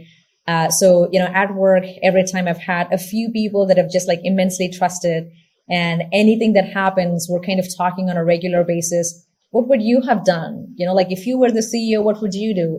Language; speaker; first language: English; non-native, local second language; Tamil